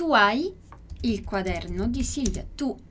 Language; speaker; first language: Italian; non-native, fluent; Portuguese